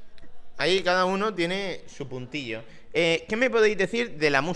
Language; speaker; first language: Spanish; native; Spanish